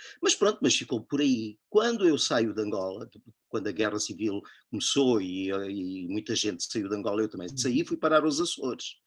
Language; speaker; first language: Portuguese; native; Portuguese